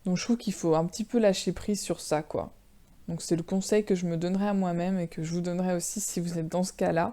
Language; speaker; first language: French; native; French